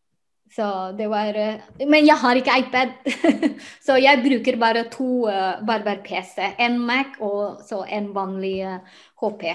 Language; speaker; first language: Norwegian; non-native, fluent; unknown